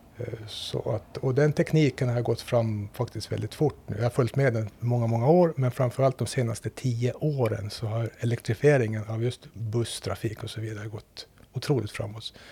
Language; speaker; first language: Swedish; native; Swedish